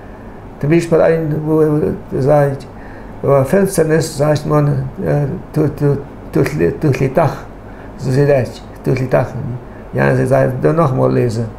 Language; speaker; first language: German; non-native, local second language; Low German